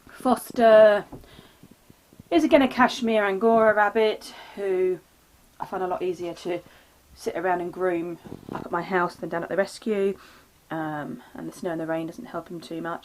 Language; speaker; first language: English; native; English